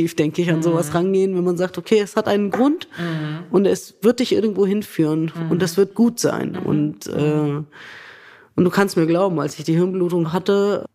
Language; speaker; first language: German; native; German